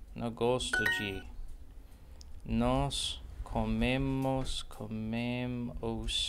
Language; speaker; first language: Portuguese; non-native, learner; English